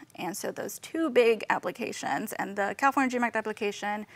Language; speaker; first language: English; native; English